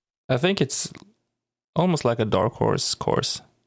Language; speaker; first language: English; non-native, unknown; Swedish